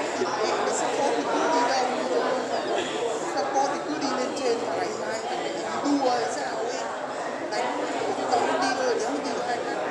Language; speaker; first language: Vietnamese; native; Vietnamese